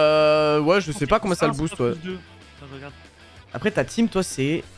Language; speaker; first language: French; native; French